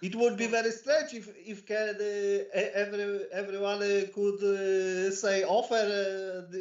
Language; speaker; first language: English; non-native, learner; Polish